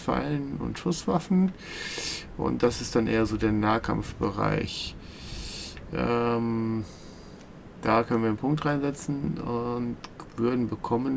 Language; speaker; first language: German; native; German